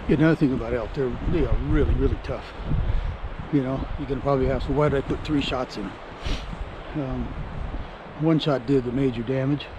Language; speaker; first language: English; native; English